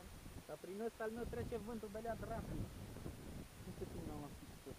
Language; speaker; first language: Romanian; native; Romanian